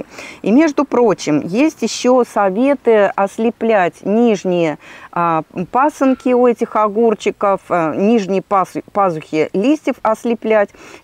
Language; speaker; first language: Russian; native; Russian